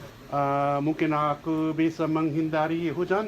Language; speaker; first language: Indonesian; non-native, learner; English